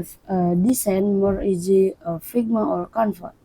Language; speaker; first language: English; non-native, learner; Indonesian